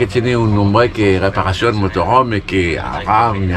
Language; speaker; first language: Spanish; non-native, learner; French